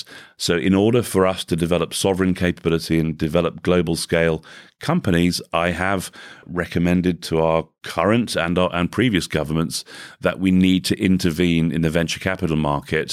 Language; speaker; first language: English; native; English